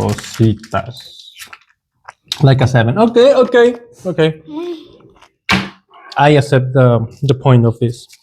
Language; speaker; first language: English; non-native, learner; Spanish